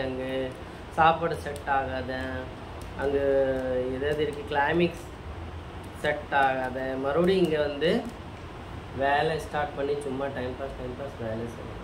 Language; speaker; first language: Tamil; non-native, fluent; Hindi